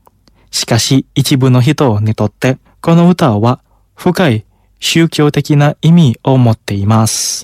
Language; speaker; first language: Japanese; non-native, fluent; Indonesian